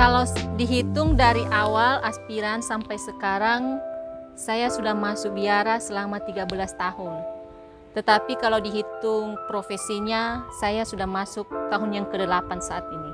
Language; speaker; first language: Indonesian; non-native, local second language; Nias